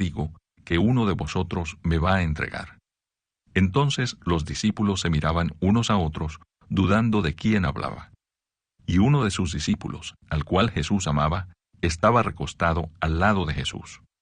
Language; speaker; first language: Spanish; native; Spanish